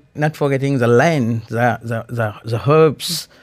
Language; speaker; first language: English; non-native, fluent; Morisyen